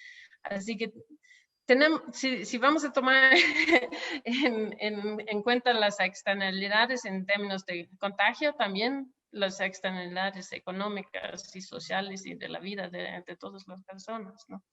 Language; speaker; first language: Spanish; non-native, fluent; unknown